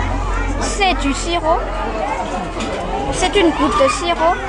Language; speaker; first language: French; non-native, local second language; Malagasy